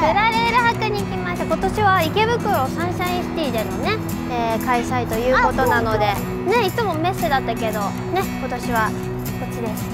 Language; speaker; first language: Japanese; native; Japanese